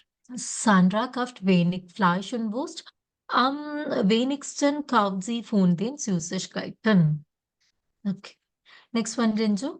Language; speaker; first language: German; non-native, learner; Malayalam